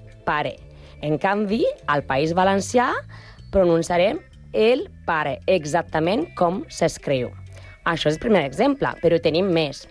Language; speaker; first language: Catalan; non-native, learner; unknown